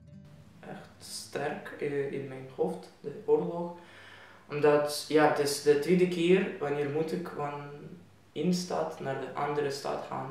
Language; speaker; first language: Dutch; non-native, learner; Russian